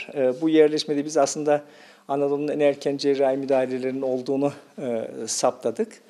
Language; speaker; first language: Turkish; native; Turkish